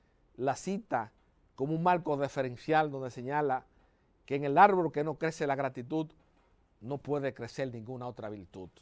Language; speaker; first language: Spanish; native; Spanish